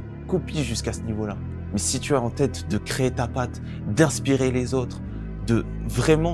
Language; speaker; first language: French; native; French